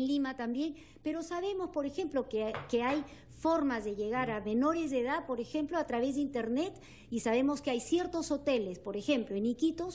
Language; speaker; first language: Spanish; native; Spanish